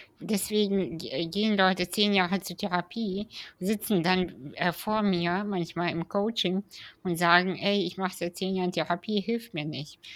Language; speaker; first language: German; early bilingual, other home language; Russian